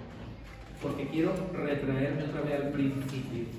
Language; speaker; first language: Spanish; native; Spanish